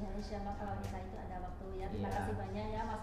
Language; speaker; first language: Indonesian; non-native, fluent; Khmer